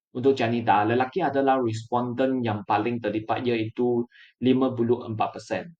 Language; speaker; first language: Malay; non-native, local second language; Chinese